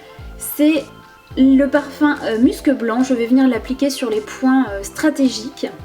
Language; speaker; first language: French; native; French